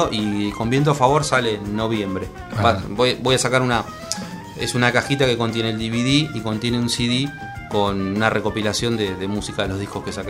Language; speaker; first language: Spanish; native; Spanish